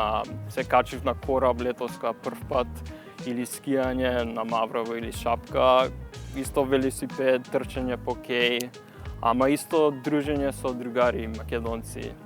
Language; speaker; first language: Macedonian; early bilingual, heritage; Macedonian